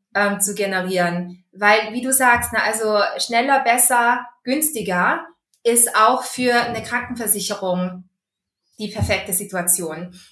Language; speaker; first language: German; early bilingual, other home language; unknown